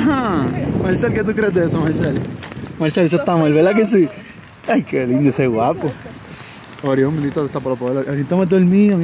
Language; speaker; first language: Spanish; native; Spanish